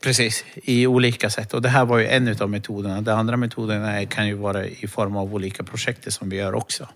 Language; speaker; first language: Swedish; early bilingual, other home language; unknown